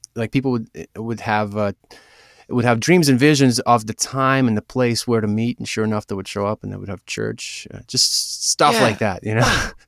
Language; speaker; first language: English; early bilingual, other home language; Ukrainian